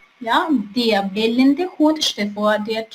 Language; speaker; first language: German; non-native, fluent; Spanish